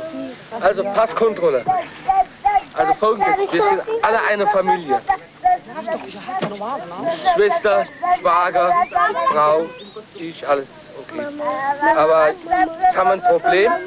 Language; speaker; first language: German; non-native, local second language; Romany